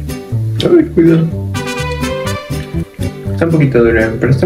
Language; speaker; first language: Spanish; native; Spanish